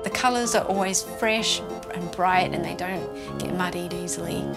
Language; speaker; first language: English; native; English